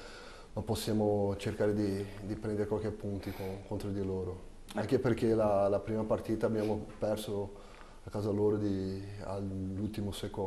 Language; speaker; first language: Italian; non-native, fluent; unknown